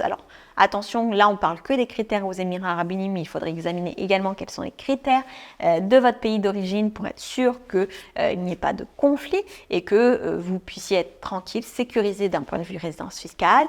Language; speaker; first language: French; native; French